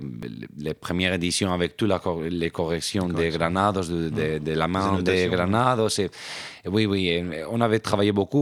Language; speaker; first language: French; non-native, fluent; Spanish